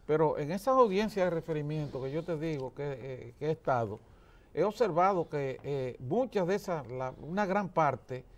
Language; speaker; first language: Spanish; native; Spanish